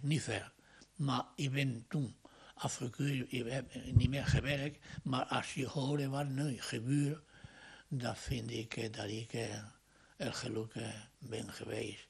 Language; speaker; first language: Dutch; non-native, fluent; Spanish